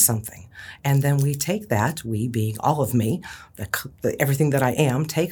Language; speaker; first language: English; native; English